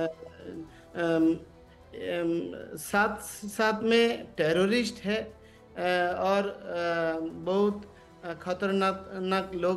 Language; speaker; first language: Hindi; non-native, learner; Bangla